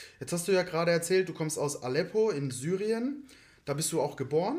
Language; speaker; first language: German; native; German